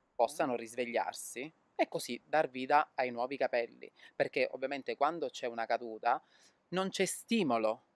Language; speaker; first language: Italian; native; Italian